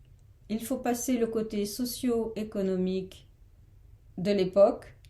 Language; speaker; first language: French; non-native, fluent; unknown